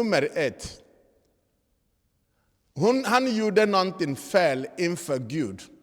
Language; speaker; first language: Swedish; non-native, fluent; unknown